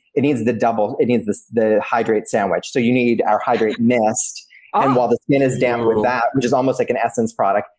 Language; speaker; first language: English; early bilingual, other home language; Italian